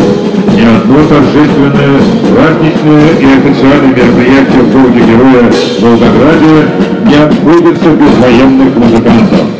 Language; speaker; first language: Russian; native; Russian